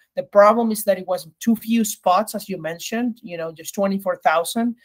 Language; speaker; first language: English; early bilingual, other home language; Spanish